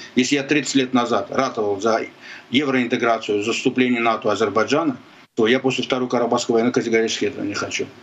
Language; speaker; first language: Russian; non-native, local second language; Azerbaijani